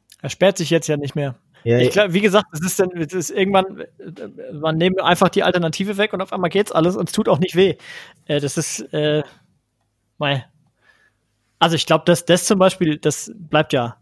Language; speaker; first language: German; native; German